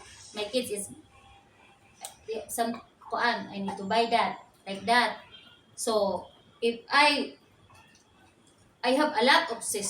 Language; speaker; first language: English; non-native, local second language; Cebuano